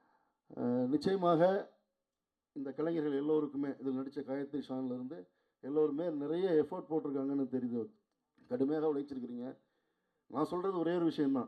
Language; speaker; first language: Tamil; native; Tamil